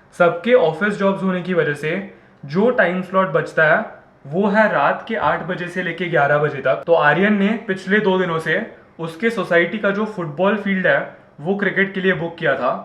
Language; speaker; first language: Hindi; non-native, local second language; Marathi